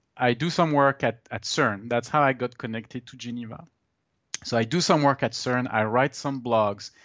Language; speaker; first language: English; non-native, fluent; French